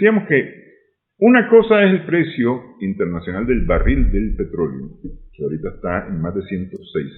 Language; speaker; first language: Spanish; native; Spanish